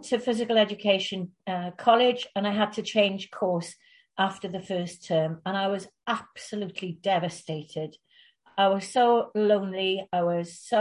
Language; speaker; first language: English; native; English